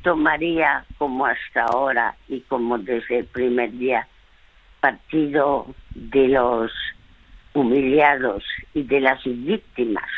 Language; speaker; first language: Spanish; early bilingual, other home language; French